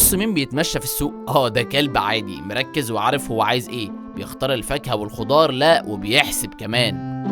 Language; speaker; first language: Arabic; native; Arabic